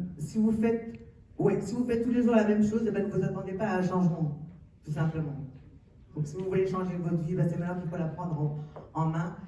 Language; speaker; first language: French; early bilingual, other home language; Arabic